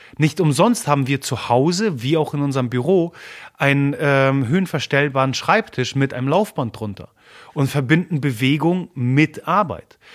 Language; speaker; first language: German; early bilingual, other home language; Polish